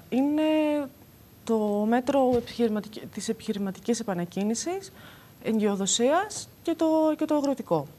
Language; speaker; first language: Greek; native; Greek